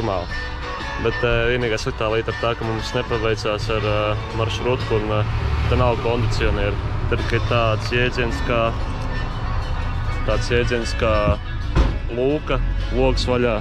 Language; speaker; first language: Latvian; native; Latvian